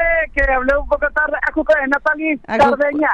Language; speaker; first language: Spanish; non-native, local second language; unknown